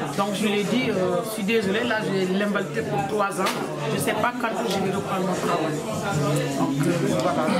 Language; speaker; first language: French; non-native, fluent; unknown